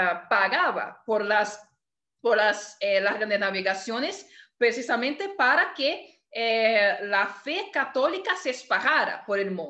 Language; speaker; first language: Spanish; non-native, fluent; Portuguese